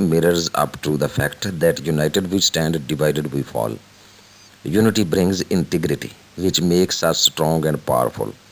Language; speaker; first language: English; non-native, local second language; Urdu